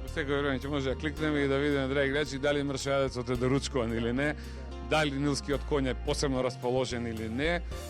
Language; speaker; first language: Macedonian; native; Macedonian